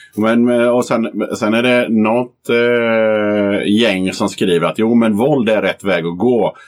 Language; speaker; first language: Swedish; native; Swedish